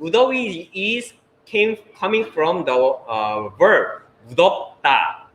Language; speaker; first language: English; non-native, learner; Korean